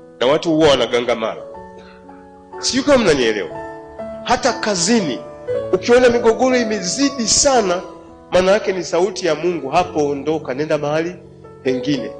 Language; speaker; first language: Swahili; native; Swahili